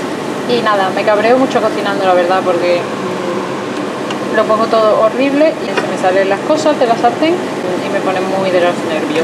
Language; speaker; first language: Spanish; native; Spanish